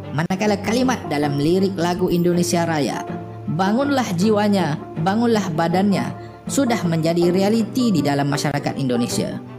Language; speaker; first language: Malay; native; Malay